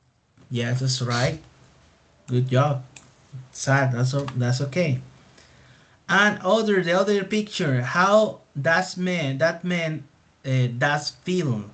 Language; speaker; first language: English; non-native, fluent; Spanish